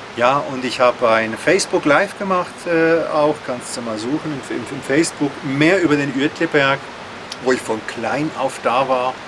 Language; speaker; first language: German; native; German